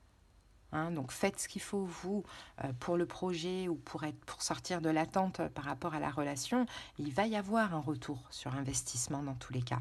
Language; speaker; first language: French; native; French